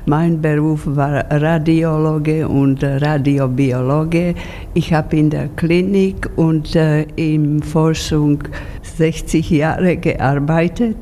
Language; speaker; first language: German; non-native, fluent; Slovak